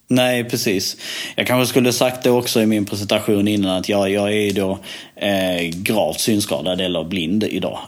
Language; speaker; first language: Swedish; native; Swedish